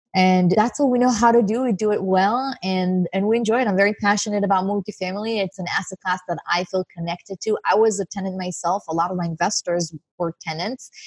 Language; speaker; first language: English; non-native, fluent; Hebrew